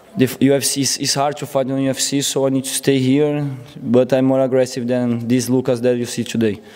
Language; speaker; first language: English; non-native, learner; Portuguese